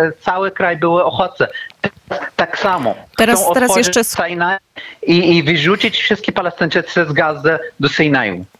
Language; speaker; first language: Polish; non-native, learner; Arabic